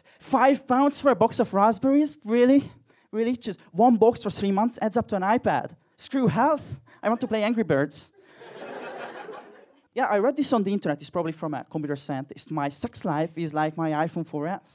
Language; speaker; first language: English; non-native, fluent; Hungarian